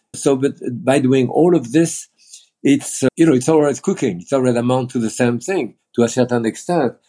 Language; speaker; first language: English; non-native, fluent; French